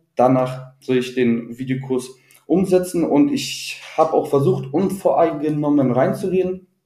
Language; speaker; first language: German; native; German